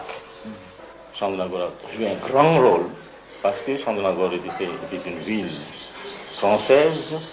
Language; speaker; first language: French; non-native, fluent; Bangla